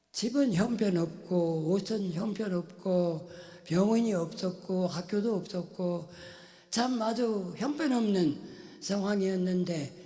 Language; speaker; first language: Korean; non-native, fluent; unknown